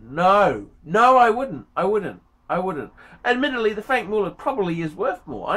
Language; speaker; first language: English; native; English